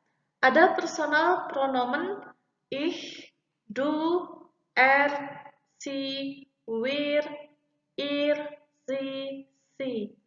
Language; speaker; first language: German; non-native, learner; Indonesian